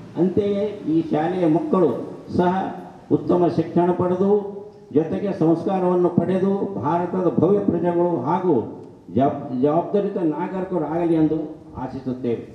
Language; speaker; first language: Kannada; native; Kannada